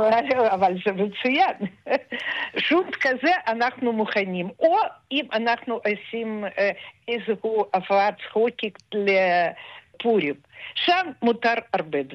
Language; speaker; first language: Hebrew; non-native, fluent; Russian